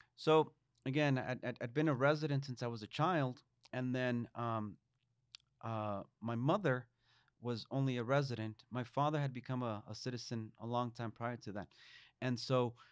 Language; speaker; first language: English; early bilingual, other home language; Spanish